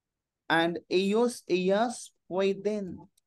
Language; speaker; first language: Spanish; non-native, fluent; Hindi